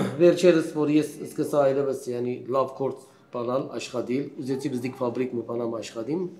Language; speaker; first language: Armenian; early bilingual, heritage; Armenian